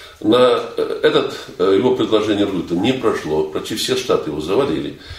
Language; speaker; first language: Russian; native; Russian